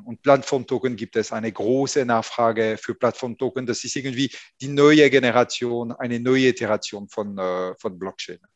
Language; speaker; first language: German; non-native, fluent; French